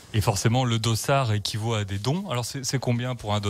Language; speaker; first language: French; native; French